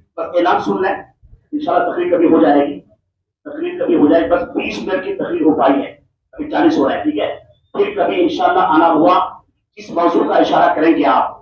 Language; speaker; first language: Urdu; native; Urdu